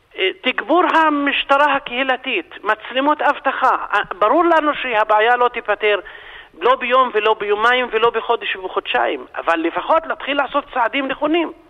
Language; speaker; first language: Hebrew; non-native, local second language; Arabic